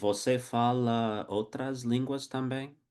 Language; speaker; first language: Portuguese; non-native, fluent; English